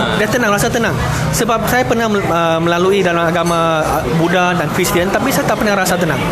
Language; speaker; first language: Malay; non-native, local second language; Chinese